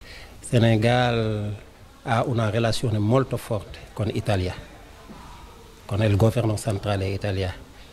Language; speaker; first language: Italian; non-native, fluent; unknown